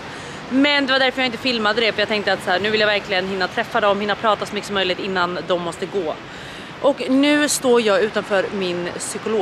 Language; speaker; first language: Swedish; native; Swedish